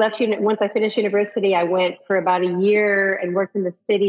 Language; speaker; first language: English; native; English